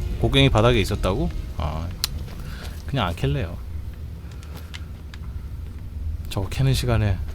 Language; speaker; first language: Korean; native; Korean